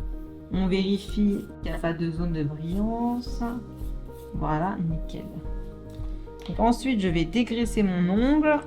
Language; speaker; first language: French; native; French